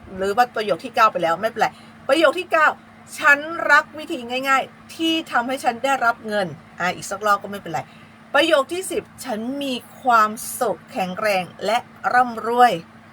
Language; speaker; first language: Thai; native; Thai